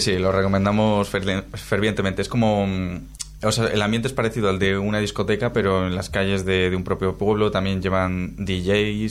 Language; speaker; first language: Spanish; native; Spanish